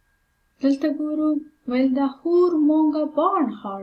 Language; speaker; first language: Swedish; non-native, fluent; Pashto